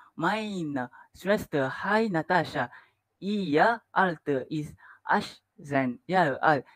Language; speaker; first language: German; non-native, learner; Malay